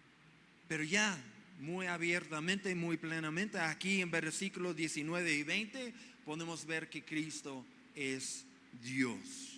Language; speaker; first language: Spanish; non-native, fluent; English